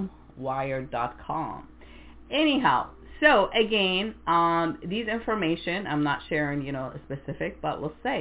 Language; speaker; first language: English; non-native, fluent; French